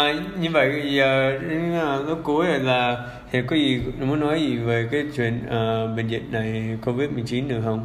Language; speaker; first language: Vietnamese; early bilingual, heritage; English